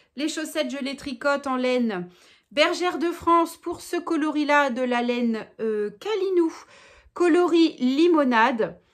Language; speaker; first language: French; native; French